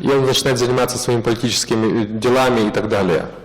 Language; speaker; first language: Russian; native; Russian